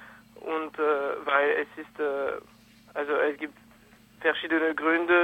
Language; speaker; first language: German; non-native, fluent; French